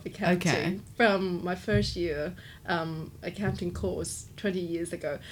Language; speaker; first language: English; non-native, local second language; Cantonese